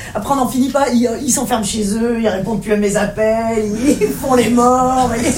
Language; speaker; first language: French; native; French